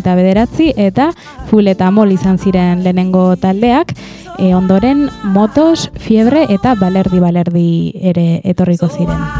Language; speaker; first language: Basque; native; Basque